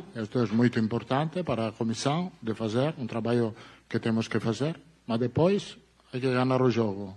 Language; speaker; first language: Portuguese; non-native, fluent; Italian